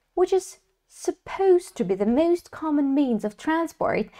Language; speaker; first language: English; non-native, fluent; Russian